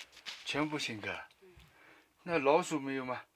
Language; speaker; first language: Chinese; native; Chinese